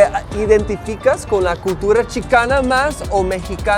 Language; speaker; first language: Spanish; non-native, fluent; English